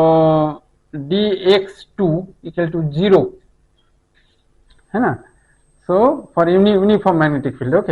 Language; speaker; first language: English; non-native, local second language; Hindi